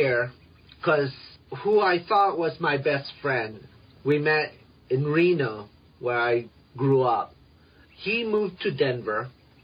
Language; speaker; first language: English; early bilingual, other home language; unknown